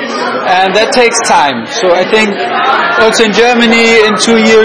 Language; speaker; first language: English; non-native, fluent; German